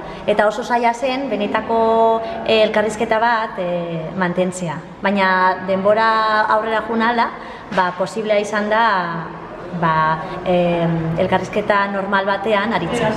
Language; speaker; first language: Basque; non-native, local second language; Spanish